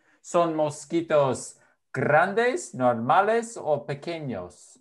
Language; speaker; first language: Spanish; non-native, fluent; English